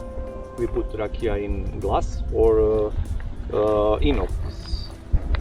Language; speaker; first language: English; non-native, learner; Serbian